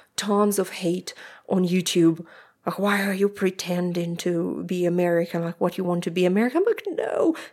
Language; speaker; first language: English; non-native, fluent; Russian